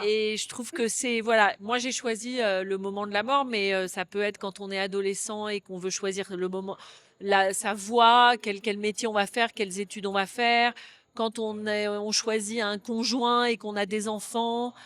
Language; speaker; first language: French; native; French